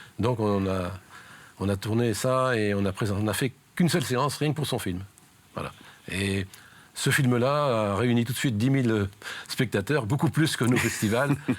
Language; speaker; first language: French; native; French